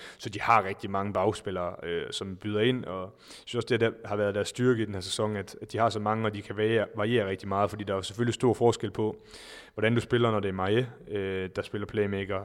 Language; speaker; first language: Danish; native; Danish